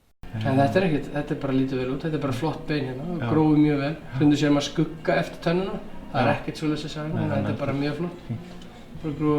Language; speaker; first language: Icelandic; native; Icelandic